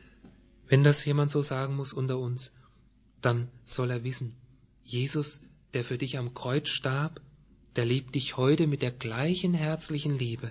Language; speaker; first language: German; native; German